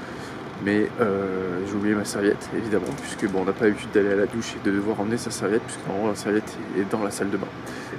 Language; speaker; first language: French; native; French